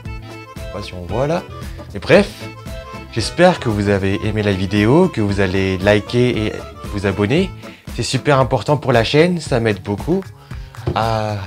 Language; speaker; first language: French; native; French